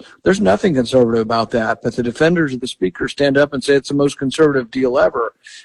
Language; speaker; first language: English; native; English